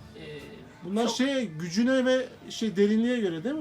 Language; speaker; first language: Turkish; native; Turkish